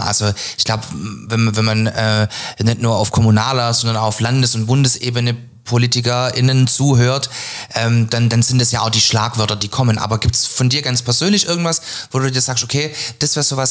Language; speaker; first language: German; native; German